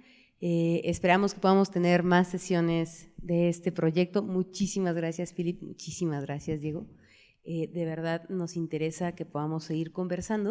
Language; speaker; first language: Spanish; native; Spanish